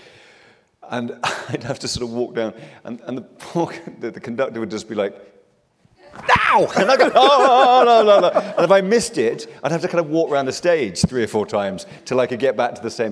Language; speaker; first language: English; native; English